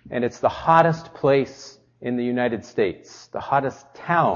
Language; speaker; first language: English; native; English